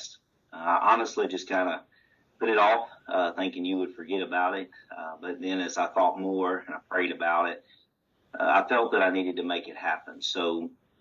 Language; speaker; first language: English; native; English